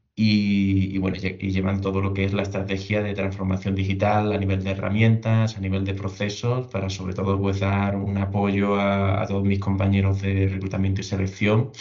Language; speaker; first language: Spanish; native; Spanish